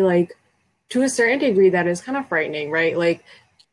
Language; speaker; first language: English; early bilingual, other home language; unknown